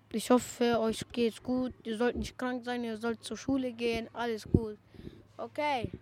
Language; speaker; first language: German; native; German